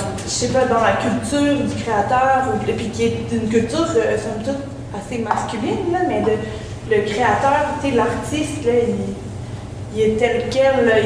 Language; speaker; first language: French; native; French